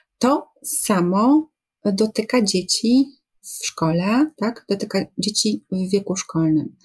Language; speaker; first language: Polish; native; Polish